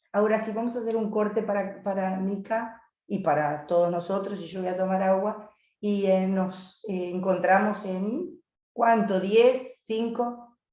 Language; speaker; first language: Spanish; native; Spanish